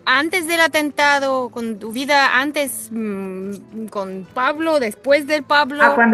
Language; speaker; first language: Spanish; non-native, fluent; Bulgarian